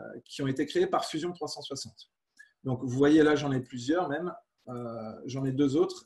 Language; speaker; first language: French; native; French